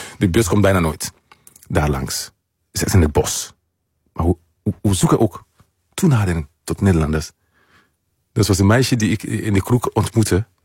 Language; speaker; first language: Dutch; non-native, fluent; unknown